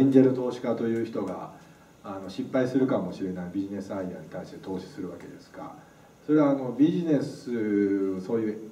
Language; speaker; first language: Japanese; native; Japanese